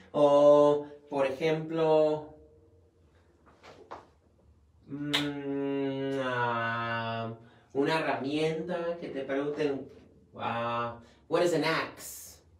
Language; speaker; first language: Spanish; native; Spanish